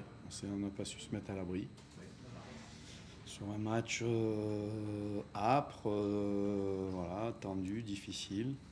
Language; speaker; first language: French; native; French